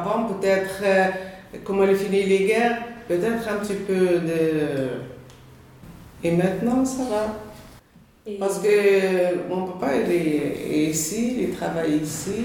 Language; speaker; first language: French; non-native, learner; Arabic